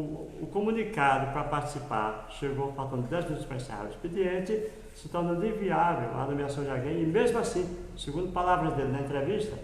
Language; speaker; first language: Portuguese; native; Portuguese